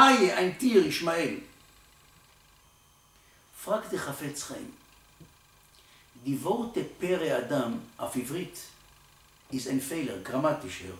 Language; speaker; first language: German; non-native, learner; Hebrew